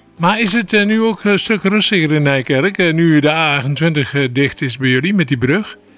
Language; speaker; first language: Dutch; native; Dutch